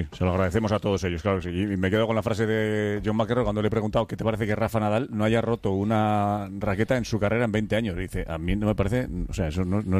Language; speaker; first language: Spanish; native; Spanish